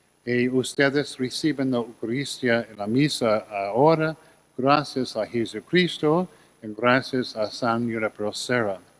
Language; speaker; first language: Spanish; non-native, learner; English